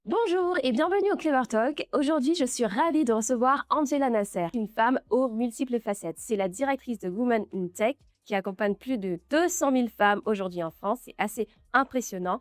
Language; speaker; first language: French; native; French